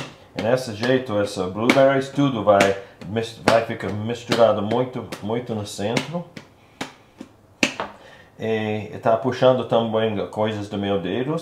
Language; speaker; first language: Portuguese; non-native, learner; English